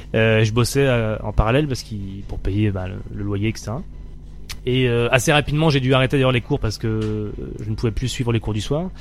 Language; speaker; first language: French; native; French